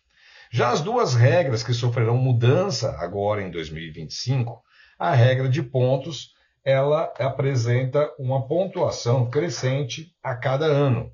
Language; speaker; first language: Portuguese; native; Portuguese